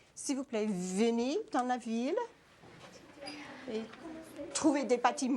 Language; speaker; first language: French; non-native, fluent; English